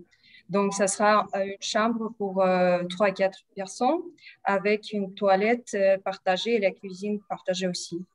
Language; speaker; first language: French; non-native, fluent; Russian